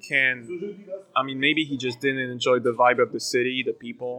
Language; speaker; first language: English; non-native, fluent; French